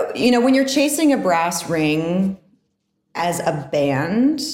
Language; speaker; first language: English; native; English